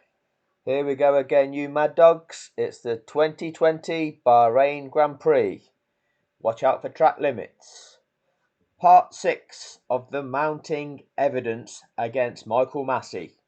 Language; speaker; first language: English; native; English